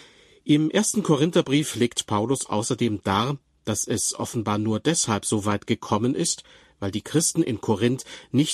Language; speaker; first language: German; native; German